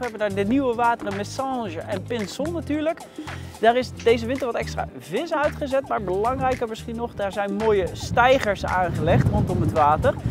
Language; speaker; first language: Dutch; native; Dutch